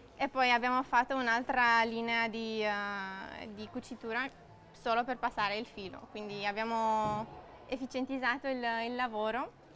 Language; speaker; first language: Italian; non-native, fluent; Romanian